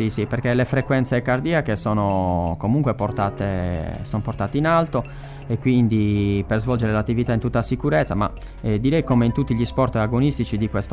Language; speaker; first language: Italian; native; Italian